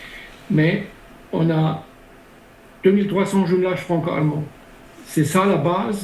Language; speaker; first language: French; non-native, fluent; German